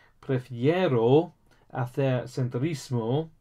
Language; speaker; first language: Spanish; non-native, learner; English